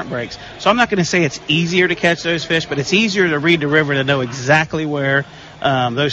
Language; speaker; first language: English; native; English